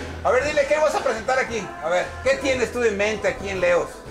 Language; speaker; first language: Spanish; native; Spanish